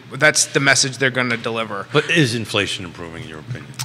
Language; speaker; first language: English; native; English